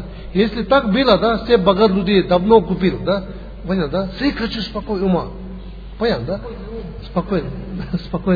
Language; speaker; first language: Russian; non-native, learner; Tibetan